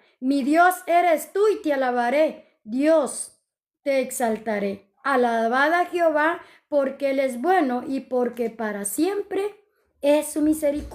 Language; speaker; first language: Spanish; native; Spanish